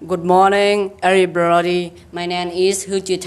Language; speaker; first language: English; non-native, learner; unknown